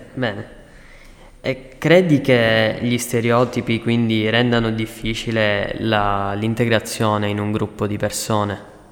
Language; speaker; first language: Italian; non-native, fluent; Chinese